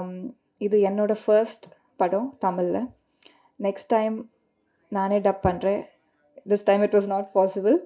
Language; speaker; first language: Tamil; non-native, learner; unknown